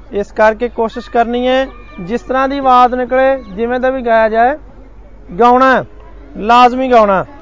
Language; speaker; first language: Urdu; non-native, local second language; Punjabi